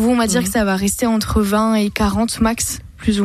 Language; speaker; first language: French; native; French